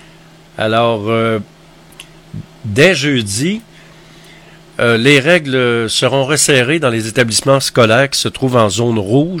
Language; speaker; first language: French; native; French